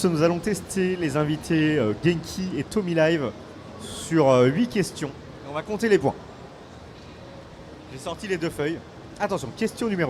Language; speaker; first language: French; native; French